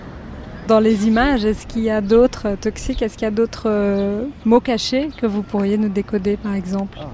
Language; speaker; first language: French; native; French